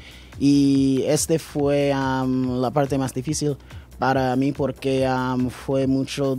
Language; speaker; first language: Spanish; non-native, learner; English